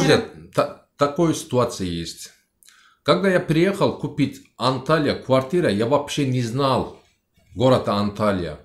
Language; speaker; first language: Russian; non-native, learner; Turkish